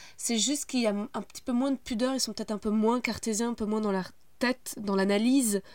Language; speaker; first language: French; native; French